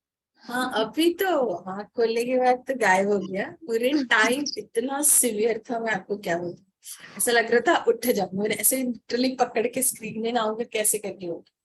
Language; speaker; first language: Hindi; native; Hindi